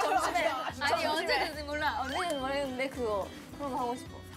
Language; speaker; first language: Korean; native; Korean